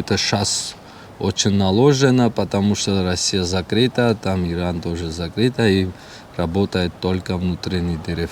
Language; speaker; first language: Russian; non-native, learner; Georgian